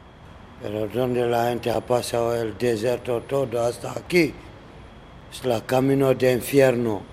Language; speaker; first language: Spanish; non-native, learner; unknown